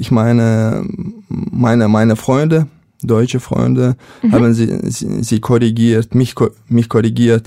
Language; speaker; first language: German; non-native, fluent; Chechen